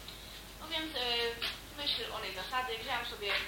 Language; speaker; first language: Polish; native; Polish